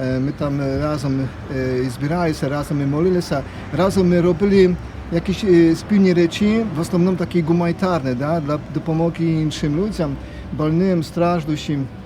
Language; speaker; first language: Polish; non-native, learner; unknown